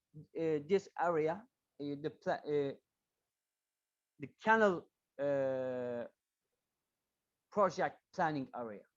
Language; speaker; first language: English; non-native, learner; Turkish